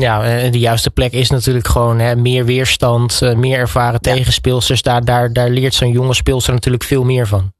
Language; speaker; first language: Dutch; native; Dutch